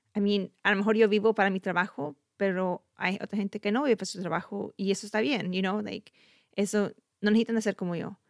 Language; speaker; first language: Spanish; early bilingual, heritage; Spanish